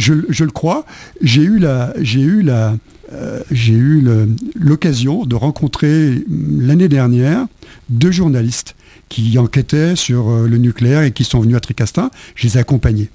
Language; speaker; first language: French; native; French